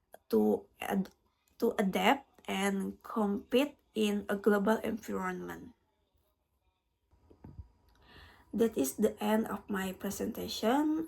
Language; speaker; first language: English; non-native, learner; Indonesian